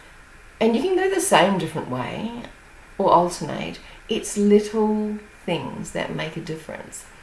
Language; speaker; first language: English; native; English